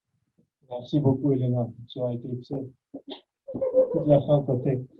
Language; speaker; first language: French; non-native, fluent; Russian